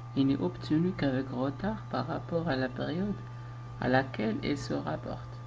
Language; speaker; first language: French; non-native, local second language; Arabic